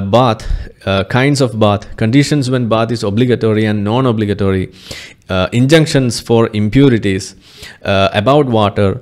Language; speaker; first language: English; non-native, local second language; Malayalam